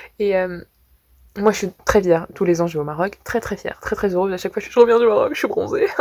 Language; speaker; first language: French; native; French